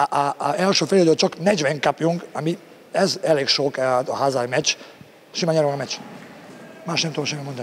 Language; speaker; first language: Hungarian; non-native, learner; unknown